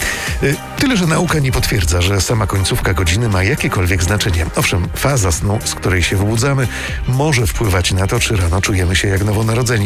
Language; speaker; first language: Polish; native; Polish